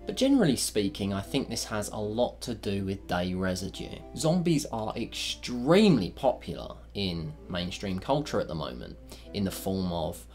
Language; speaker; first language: English; native; English